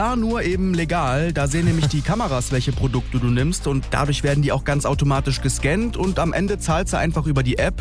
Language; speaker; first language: German; native; German